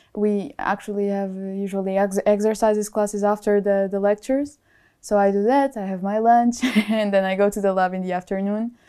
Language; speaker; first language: English; non-native, fluent; Portuguese